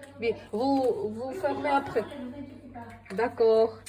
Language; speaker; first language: French; non-native, learner; Ukrainian